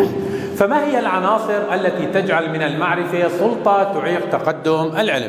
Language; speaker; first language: Arabic; native; Arabic